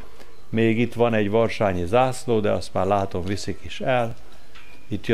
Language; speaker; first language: Hungarian; native; Hungarian